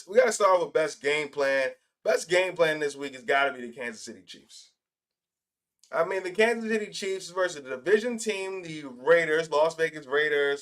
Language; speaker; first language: English; native; English